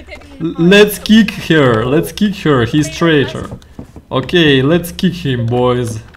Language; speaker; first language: English; non-native, learner; Russian